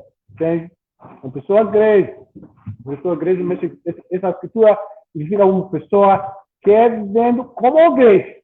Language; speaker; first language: Portuguese; non-native, learner; English